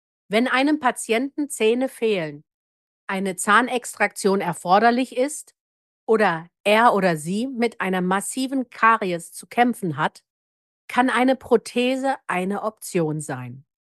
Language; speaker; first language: German; native; German